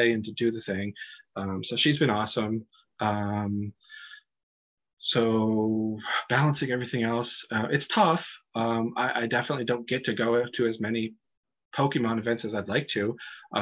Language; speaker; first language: English; native; English